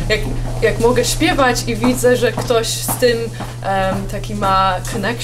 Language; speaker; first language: Polish; early bilingual, heritage; Polish